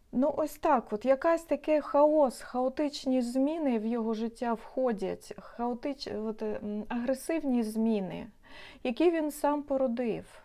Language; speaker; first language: Ukrainian; non-native, local second language; Russian